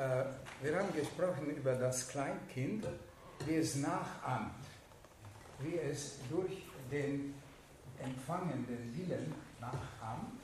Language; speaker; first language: German; non-native, fluent; Hungarian